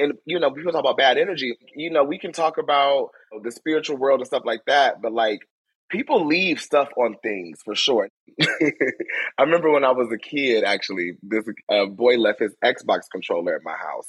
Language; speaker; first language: English; native; English